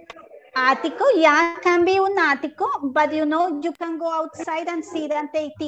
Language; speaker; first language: English; non-native, fluent; Spanish